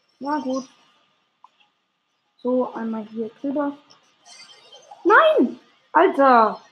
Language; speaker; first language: German; native; German